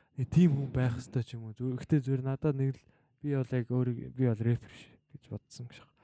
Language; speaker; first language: Mongolian; native; Mongolian